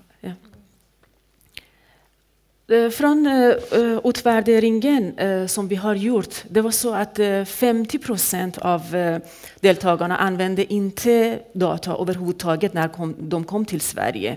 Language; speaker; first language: Swedish; non-native, fluent; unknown